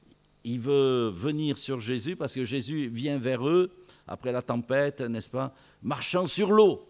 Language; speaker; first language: French; native; French